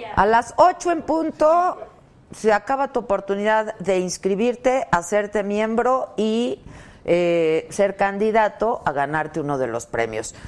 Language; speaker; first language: Spanish; native; Spanish